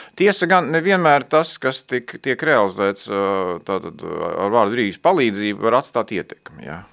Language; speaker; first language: Latvian; native; Latvian